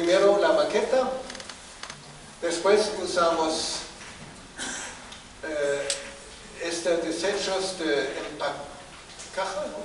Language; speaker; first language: Spanish; non-native, fluent; German